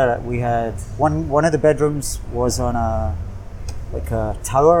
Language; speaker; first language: English; native; English